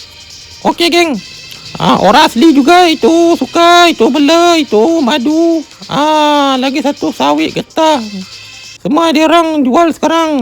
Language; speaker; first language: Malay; non-native, local second language; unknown